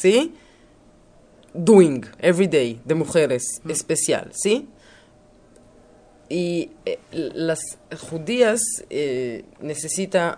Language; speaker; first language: Spanish; non-native, learner; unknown